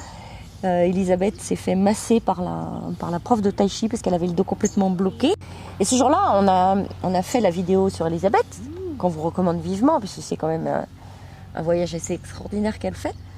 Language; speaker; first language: French; native; French